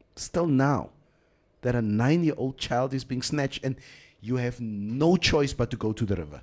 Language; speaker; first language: English; non-native, local second language; Afrikaans